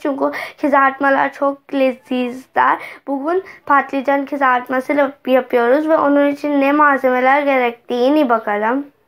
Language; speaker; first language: Turkish; non-native, fluent; Urdu